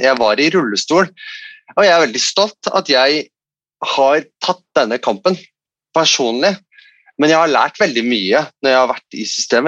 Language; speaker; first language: Norwegian; non-native, fluent; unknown